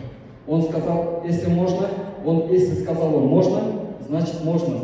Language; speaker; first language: Russian; non-native, local second language; Kyrgyz